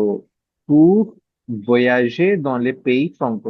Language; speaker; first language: French; non-native, fluent; Hindi